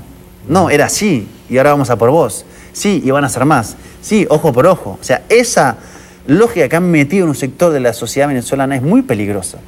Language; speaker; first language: Spanish; native; Spanish